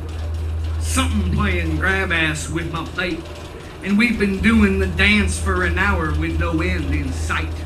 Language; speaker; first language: English; native; English